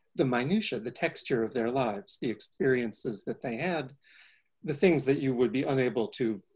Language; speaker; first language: English; native; English